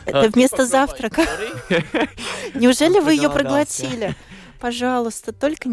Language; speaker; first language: Russian; native; Russian